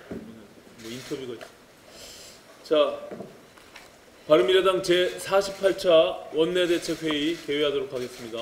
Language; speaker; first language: Korean; native; Korean